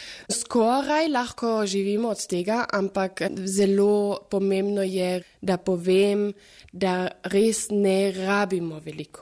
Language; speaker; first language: Slovenian; non-native, fluent; German